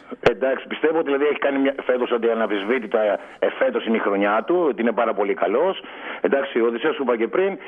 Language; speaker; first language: Greek; native; Greek